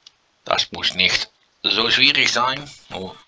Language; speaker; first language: German; non-native, learner; Dutch